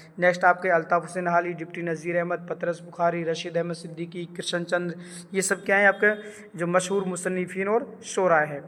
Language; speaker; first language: Urdu; native; Urdu